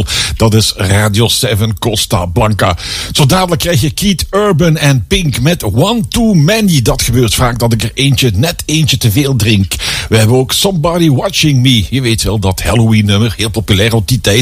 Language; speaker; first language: Dutch; native; Dutch